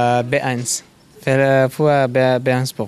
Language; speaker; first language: German; non-native, learner; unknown